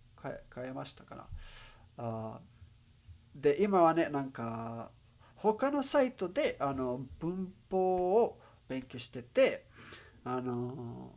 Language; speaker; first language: Japanese; non-native, learner; English